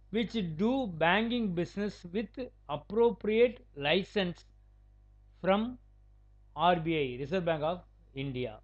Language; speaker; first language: English; non-native, local second language; Tamil